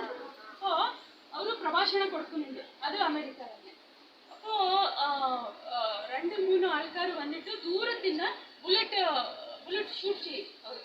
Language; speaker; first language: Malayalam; non-native, learner; Kannada